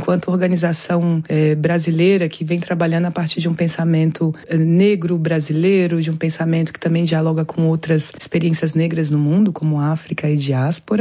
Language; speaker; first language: Portuguese; native; Portuguese